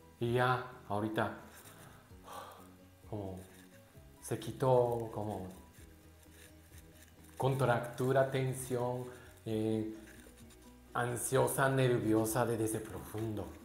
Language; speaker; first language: Spanish; non-native, learner; Japanese